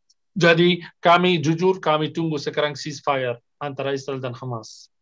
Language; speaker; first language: Indonesian; non-native, fluent; Arabic